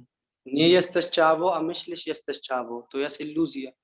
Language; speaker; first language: Polish; non-native, learner; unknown